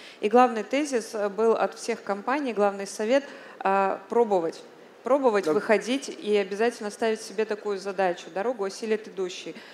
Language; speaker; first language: Russian; native; Russian